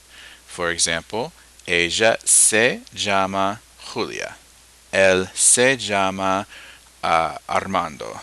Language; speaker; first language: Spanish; non-native, fluent; English